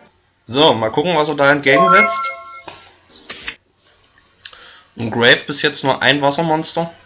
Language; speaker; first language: German; native; German